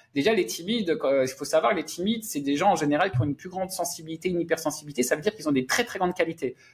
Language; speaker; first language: French; native; French